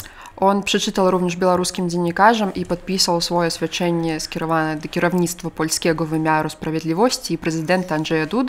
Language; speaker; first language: Polish; non-native, fluent; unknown